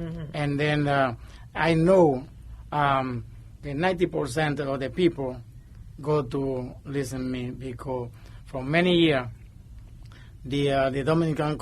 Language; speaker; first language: English; non-native, learner; Spanish